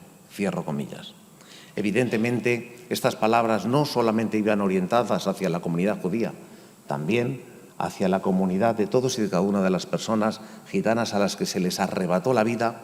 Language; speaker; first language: Spanish; native; Spanish